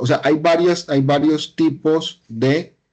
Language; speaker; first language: Spanish; native; Spanish